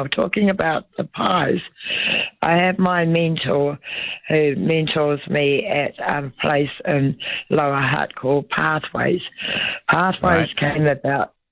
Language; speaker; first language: English; native; English